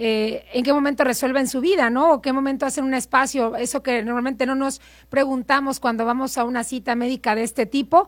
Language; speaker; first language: Spanish; native; Spanish